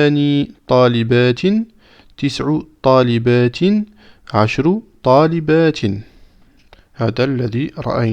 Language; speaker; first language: Arabic; non-native, fluent; French